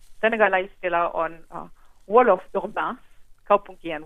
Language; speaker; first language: Finnish; non-native, fluent; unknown